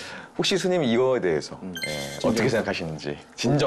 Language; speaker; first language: Korean; native; Korean